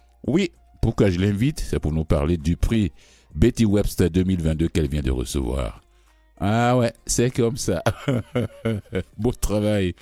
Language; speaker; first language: French; native; French